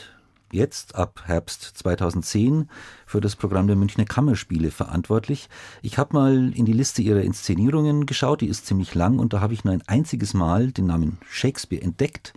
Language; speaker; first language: German; native; German